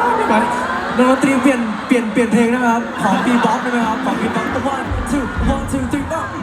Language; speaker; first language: Thai; native; Thai